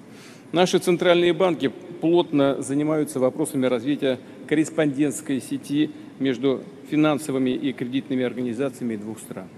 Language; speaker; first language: Russian; native; Russian